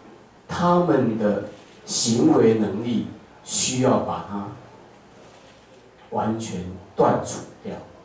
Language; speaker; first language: Chinese; native; Chinese